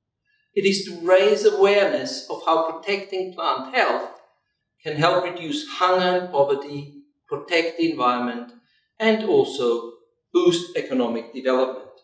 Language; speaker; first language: English; non-native, fluent; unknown